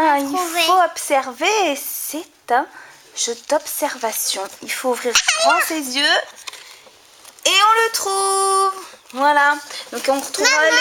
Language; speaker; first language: French; native; French